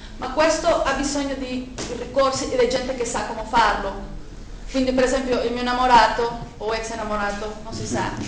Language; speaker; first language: Italian; non-native, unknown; Spanish